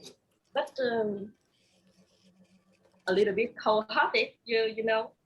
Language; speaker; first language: English; non-native, learner; Vietnamese